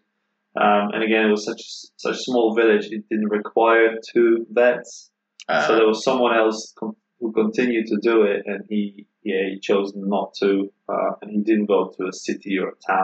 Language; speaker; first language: English; non-native, fluent; Polish